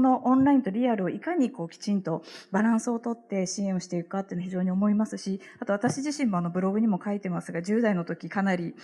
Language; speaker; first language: Japanese; native; Japanese